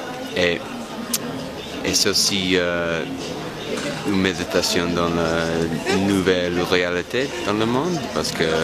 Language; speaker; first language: French; non-native, fluent; English